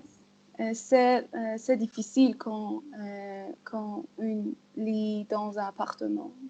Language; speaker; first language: French; non-native, learner; Persian